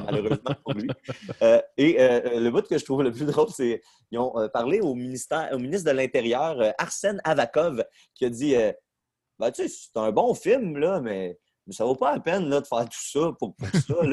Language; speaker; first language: French; native; French